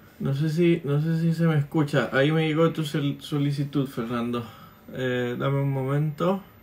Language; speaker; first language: Spanish; native; Spanish